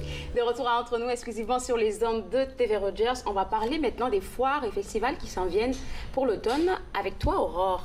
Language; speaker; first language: French; native; French